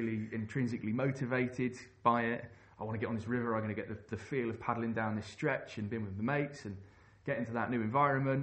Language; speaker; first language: English; native; English